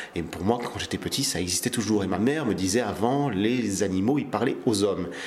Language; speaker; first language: French; early bilingual, other home language; Kabyle